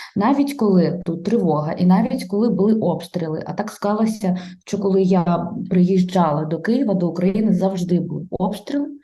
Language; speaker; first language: Ukrainian; non-native, local second language; Russian